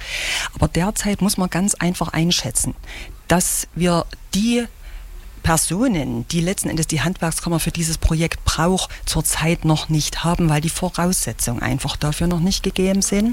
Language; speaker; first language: German; native; German